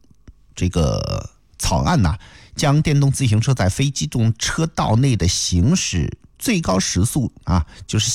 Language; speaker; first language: Chinese; native; Chinese